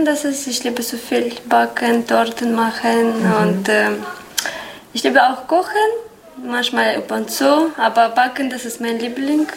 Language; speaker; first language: German; non-native, learner; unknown